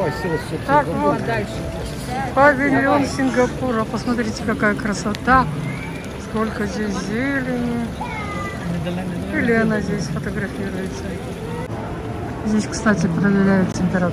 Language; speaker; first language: Russian; native; Russian